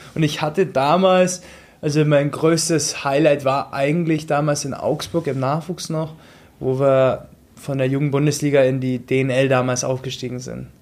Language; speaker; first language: German; native; German